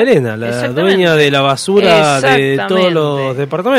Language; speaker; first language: Spanish; native; Spanish